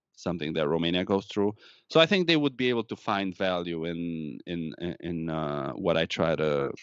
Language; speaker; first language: English; non-native, fluent; Romanian